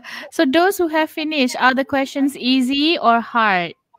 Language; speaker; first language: English; non-native, local second language; Malay